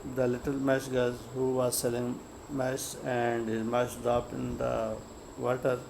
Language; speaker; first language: English; non-native, local second language; Urdu